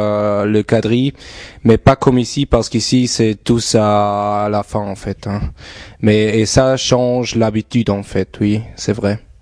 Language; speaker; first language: French; non-native, fluent; German